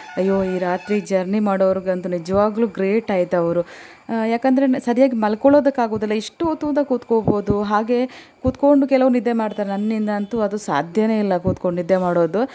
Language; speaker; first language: Kannada; non-native, local second language; Tulu